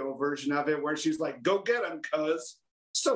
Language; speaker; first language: English; native; English